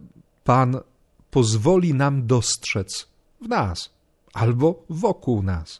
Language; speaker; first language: Polish; native; Polish